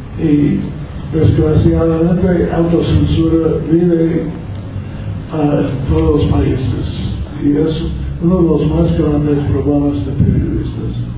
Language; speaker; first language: Spanish; non-native, learner; English